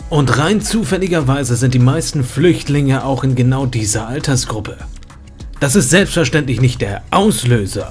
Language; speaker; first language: German; native; German